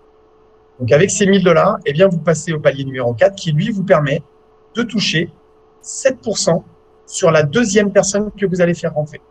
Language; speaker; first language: French; native; French